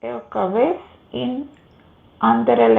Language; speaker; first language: German; non-native, learner; Macedonian